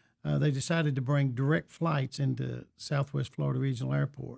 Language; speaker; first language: English; native; English